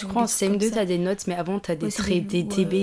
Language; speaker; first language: French; native; French